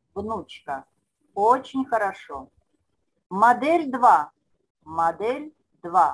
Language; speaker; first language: Russian; non-native, fluent; Spanish